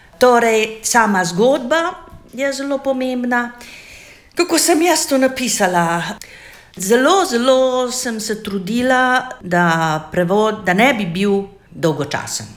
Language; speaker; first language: Slovenian; non-native, fluent; Hungarian